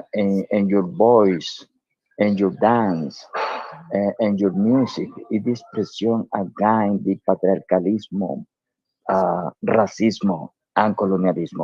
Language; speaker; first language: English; non-native, learner; Spanish